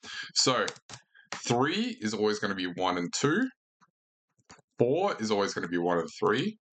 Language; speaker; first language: English; native; English